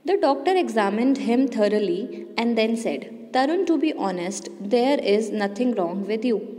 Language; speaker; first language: English; non-native, local second language; Hindi